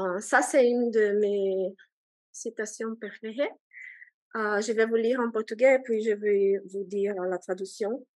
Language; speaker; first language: French; non-native, fluent; Portuguese